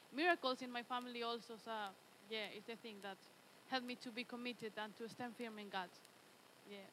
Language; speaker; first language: English; early bilingual, other home language; Spanish